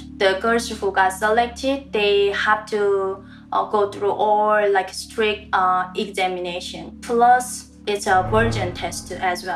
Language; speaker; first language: English; non-native, learner; Korean